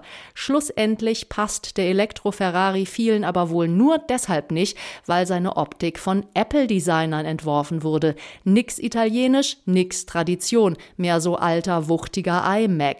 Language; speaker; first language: German; native; German